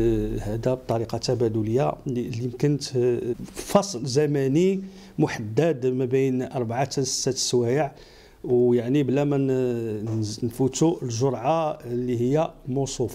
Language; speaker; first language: Arabic; native; Arabic